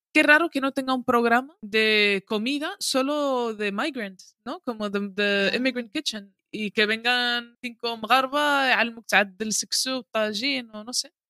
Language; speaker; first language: Spanish; early bilingual, other home language; Arabic